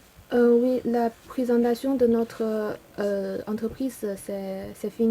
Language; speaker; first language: French; non-native, learner; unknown